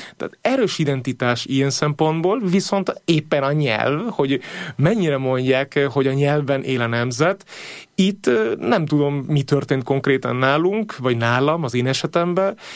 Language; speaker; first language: Hungarian; non-native, fluent; Spanish